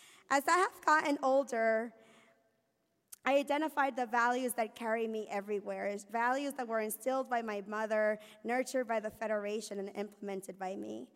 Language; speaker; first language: English; early bilingual, other home language; Spanish